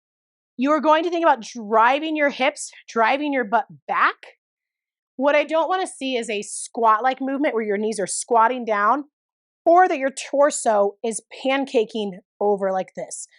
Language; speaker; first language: English; native; English